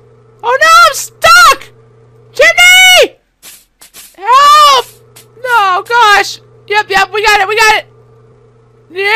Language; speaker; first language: English; native; English